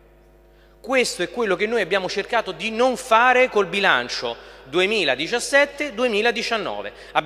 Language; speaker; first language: Italian; native; Italian